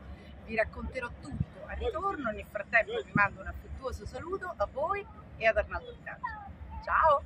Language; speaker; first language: Italian; native; Italian